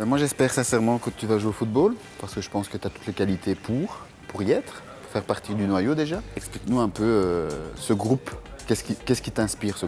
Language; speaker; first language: French; native; French